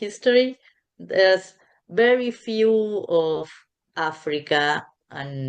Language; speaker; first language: English; non-native, fluent; Spanish